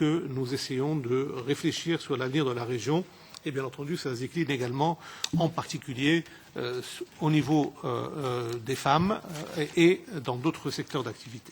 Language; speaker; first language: French; non-native, local second language; Arabic